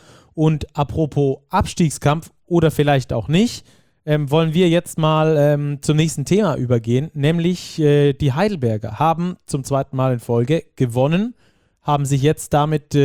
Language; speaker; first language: German; native; German